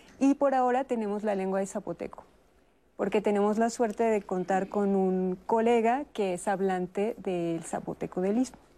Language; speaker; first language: Spanish; native; Spanish